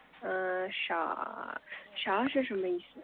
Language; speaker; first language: Chinese; non-native, learner; Korean